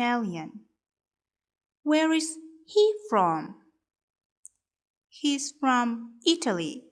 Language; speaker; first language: English; non-native, fluent; Kyrgyz